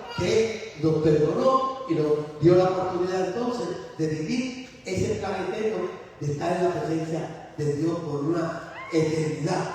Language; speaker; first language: Spanish; native; Spanish